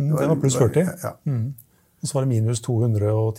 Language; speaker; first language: Norwegian; native; Norwegian